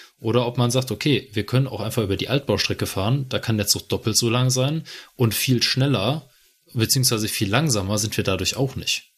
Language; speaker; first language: German; native; German